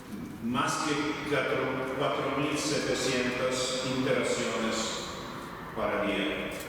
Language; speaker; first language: Spanish; non-native, fluent; Italian